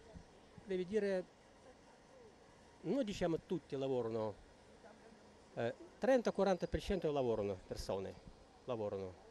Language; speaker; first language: Italian; non-native, learner; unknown